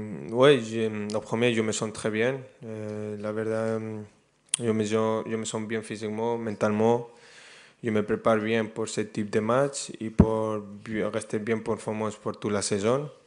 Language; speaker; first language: French; non-native, fluent; Spanish